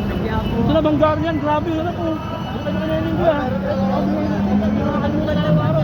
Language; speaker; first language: Filipino; native; Filipino